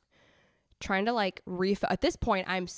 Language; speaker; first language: English; native; English